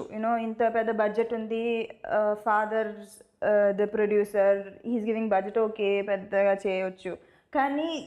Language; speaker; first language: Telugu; non-native, fluent; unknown